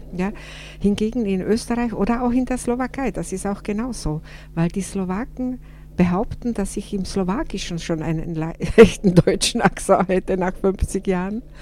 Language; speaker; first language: German; non-native, fluent; Slovak